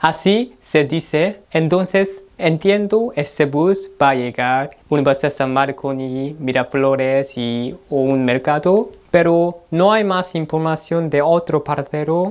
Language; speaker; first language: Spanish; non-native, learner; Korean